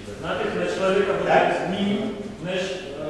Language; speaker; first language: Russian; native; Russian